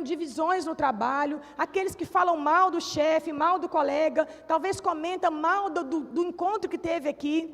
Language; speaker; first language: Portuguese; native; Portuguese